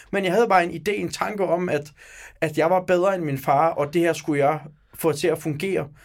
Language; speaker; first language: Danish; early bilingual, other home language; Turkish